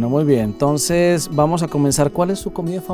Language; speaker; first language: Spanish; native; Spanish